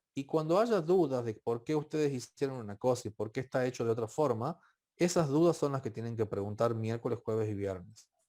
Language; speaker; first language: Spanish; native; Spanish